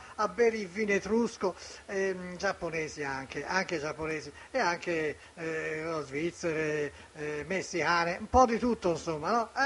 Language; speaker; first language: Italian; native; Italian